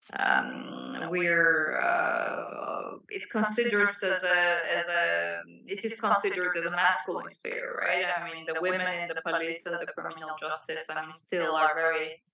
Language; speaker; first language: English; non-native, fluent; Georgian